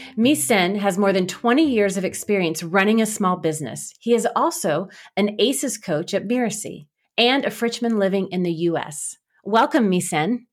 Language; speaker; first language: English; native; English